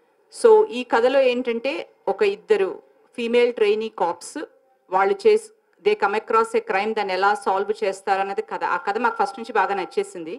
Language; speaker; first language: Telugu; native; Telugu